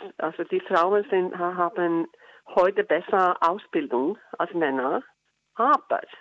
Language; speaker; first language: German; non-native, learner; Icelandic